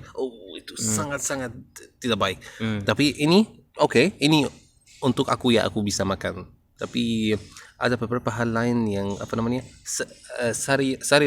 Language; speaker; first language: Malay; non-native, learner; Arabic